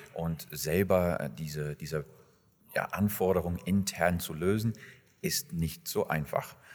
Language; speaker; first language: German; non-native, fluent; English